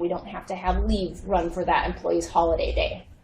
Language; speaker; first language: English; native; English